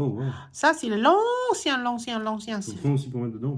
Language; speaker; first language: French; non-native, learner; Thai